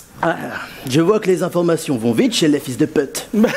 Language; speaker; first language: French; native; French